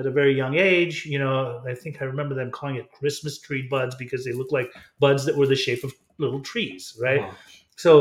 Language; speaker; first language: English; early bilingual, other home language; German